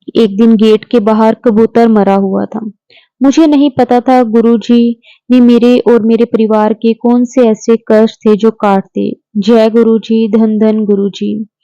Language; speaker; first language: Hindi; native; Hindi